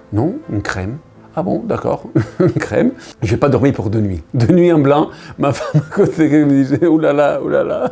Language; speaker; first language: French; non-native, learner; Italian